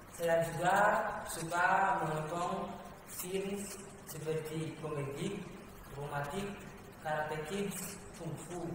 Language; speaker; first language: Indonesian; non-native, learner; Malagasy